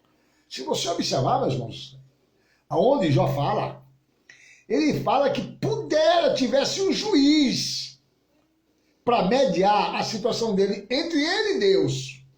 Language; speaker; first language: Portuguese; native; Portuguese